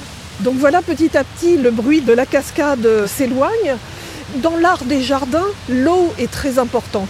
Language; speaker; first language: French; native; French